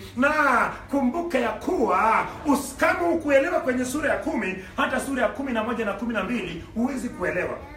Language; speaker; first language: Swahili; non-native, local second language; Luo (Kenya and Tanzania)